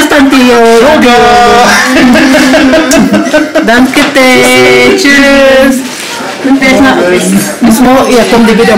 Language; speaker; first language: German; non-native, learner; Cebuano